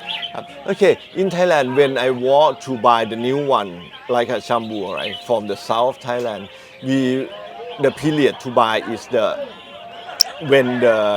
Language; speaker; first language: English; non-native, learner; Thai